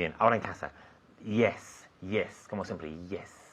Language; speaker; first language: Spanish; non-native, fluent; English